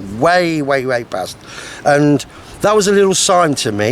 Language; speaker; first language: English; native; English